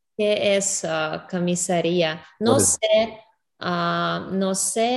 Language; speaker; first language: Spanish; non-native, learner; English